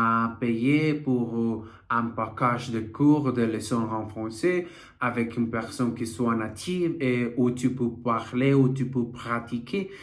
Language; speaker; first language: French; non-native, learner; Portuguese